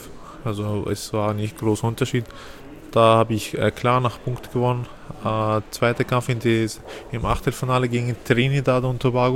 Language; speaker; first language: German; non-native, fluent; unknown